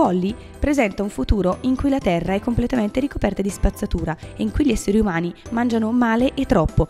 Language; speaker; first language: Italian; native; Italian